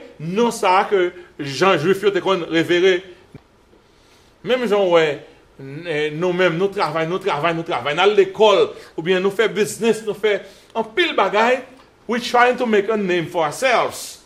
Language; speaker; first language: French; native; French